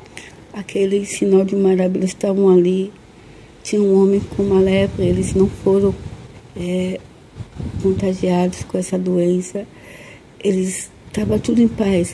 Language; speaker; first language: Portuguese; native; Portuguese